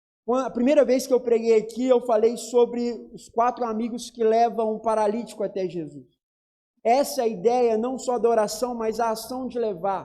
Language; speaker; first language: Portuguese; native; Portuguese